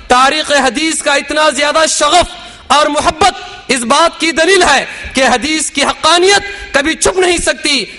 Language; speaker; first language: Urdu; native; Urdu